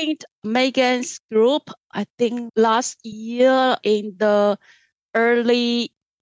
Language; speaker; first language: English; non-native, fluent; Chinese